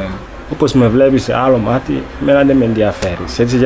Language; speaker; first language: Greek; non-native, learner; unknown